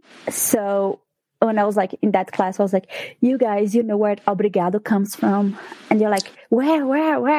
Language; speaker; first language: English; non-native, fluent; Portuguese